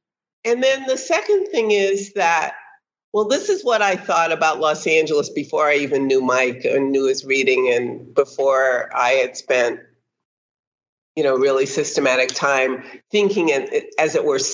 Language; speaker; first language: English; native; English